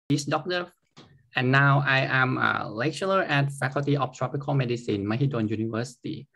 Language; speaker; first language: English; non-native, fluent; Thai